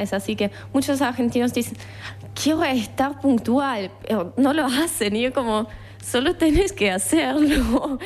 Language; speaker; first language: Spanish; non-native, fluent; German